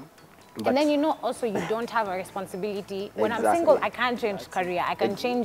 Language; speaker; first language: English; non-native, local second language; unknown